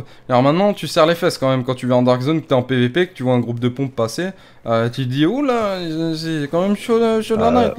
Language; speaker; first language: French; native; French